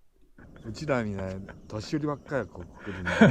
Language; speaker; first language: Japanese; native; Japanese